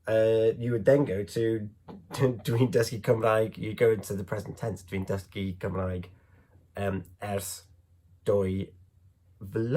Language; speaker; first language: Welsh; non-native, learner; English